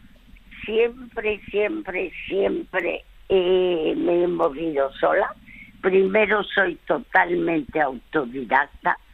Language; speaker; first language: Spanish; early bilingual, other home language; French